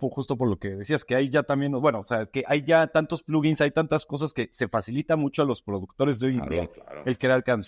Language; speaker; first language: Spanish; native; Spanish